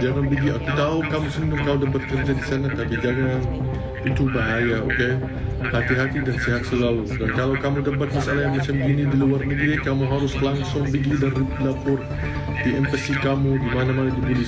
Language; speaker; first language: Indonesian; non-native, fluent; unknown